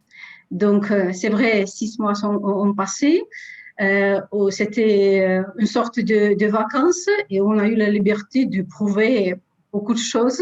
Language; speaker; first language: French; non-native, fluent; Russian